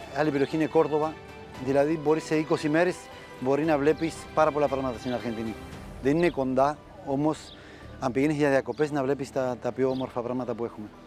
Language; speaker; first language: Greek; non-native, fluent; Spanish